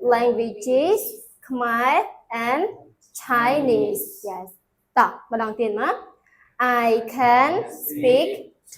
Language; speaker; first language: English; non-native, fluent; Khmer